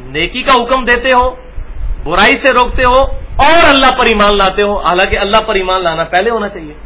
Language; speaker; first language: Urdu; non-native, local second language; Punjabi